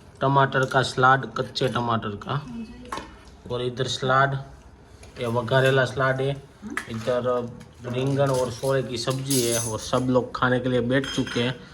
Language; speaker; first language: Hindi; non-native, local second language; Gujarati